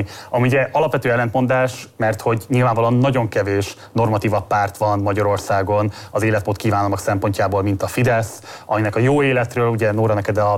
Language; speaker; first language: Hungarian; native; Hungarian